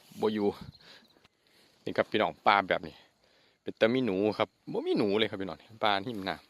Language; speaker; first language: Thai; non-native, local second language; Northeastern Thai